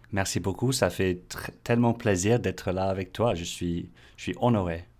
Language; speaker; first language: French; non-native, fluent; English